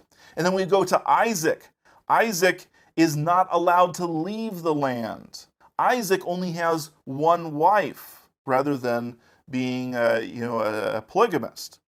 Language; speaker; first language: English; native; English